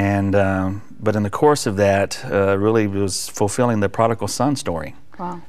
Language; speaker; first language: English; native; English